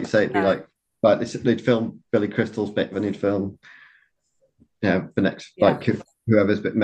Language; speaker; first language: English; native; English